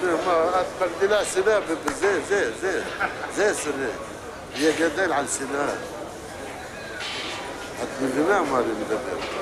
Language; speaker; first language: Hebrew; non-native, local second language; Arabic